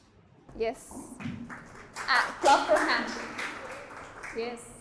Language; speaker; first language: English; non-native, learner; Arabic